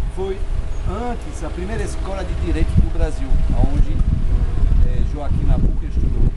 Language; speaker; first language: Portuguese; non-native, fluent; French